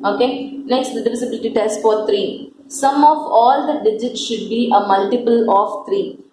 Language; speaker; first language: English; non-native, local second language; Tamil